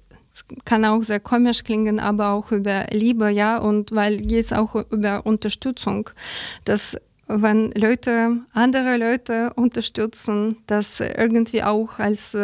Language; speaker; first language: German; non-native, learner; Ukrainian